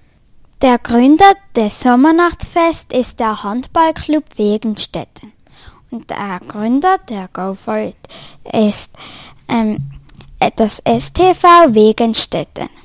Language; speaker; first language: German; native; German